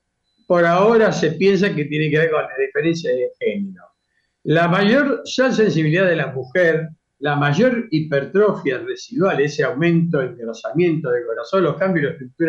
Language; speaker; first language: Spanish; native; Spanish